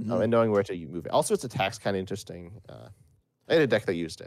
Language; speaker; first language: English; native; English